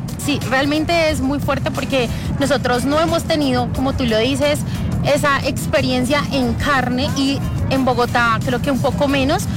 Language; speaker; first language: Spanish; native; Spanish